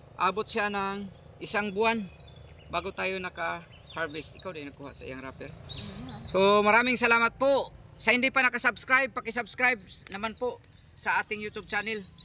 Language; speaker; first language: Filipino; non-native, local second language; Cebuano